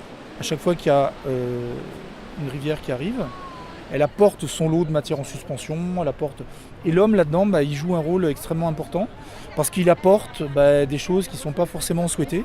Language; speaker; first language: French; native; French